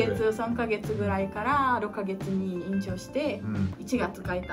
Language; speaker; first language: Japanese; non-native, learner; Portuguese